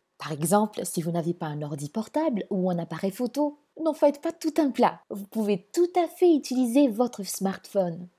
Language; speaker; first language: French; non-native, local second language; Malagasy